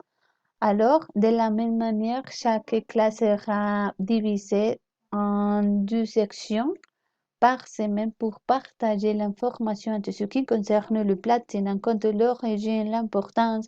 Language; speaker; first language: French; non-native, learner; Spanish